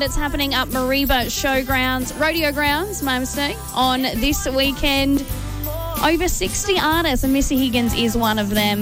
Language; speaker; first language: English; native; English